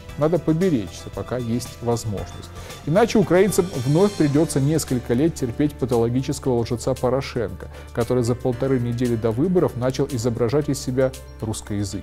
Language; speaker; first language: Russian; native; Russian